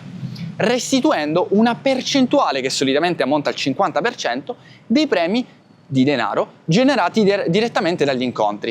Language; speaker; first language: Italian; native; Italian